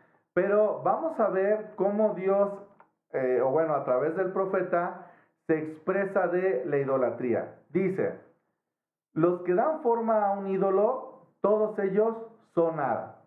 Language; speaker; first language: Spanish; native; Spanish